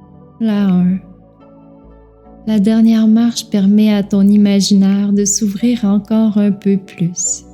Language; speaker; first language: French; native; French